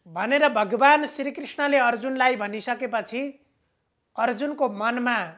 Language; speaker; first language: Nepali; native; Nepali